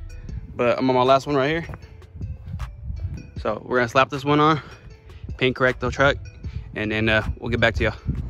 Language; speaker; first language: English; native; English